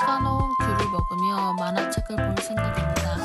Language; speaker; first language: Korean; native; Korean